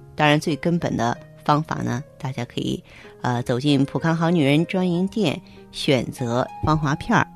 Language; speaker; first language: Chinese; native; Chinese